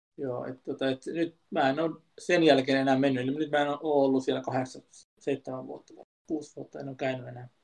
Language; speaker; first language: Finnish; early bilingual, other home language; Kurdish